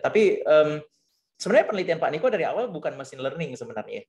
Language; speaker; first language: Indonesian; native; Indonesian